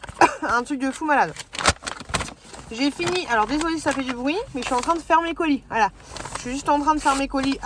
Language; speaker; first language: French; native; French